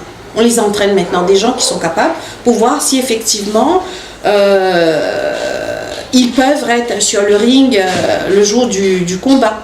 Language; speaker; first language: French; non-native, local second language; Morisyen